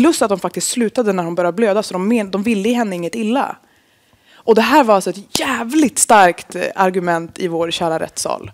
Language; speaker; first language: Swedish; native; Swedish